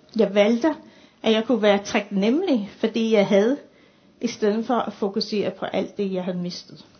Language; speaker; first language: Danish; non-native, fluent; English